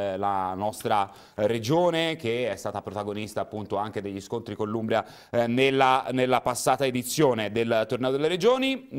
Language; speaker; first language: Italian; native; Italian